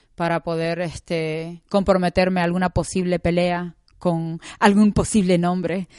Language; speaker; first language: Spanish; early bilingual, heritage; Spanish